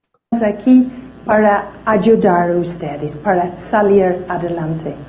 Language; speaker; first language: Spanish; non-native, fluent; English